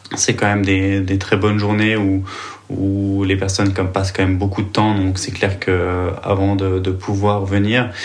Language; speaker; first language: French; native; French